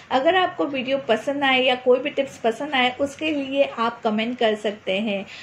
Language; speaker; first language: Hindi; non-native, local second language; Gujarati